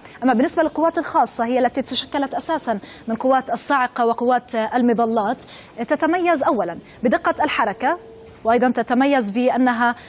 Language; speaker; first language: Arabic; native; Arabic